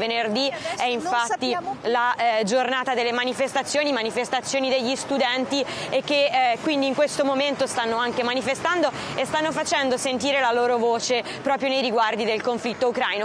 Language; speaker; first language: Italian; native; Italian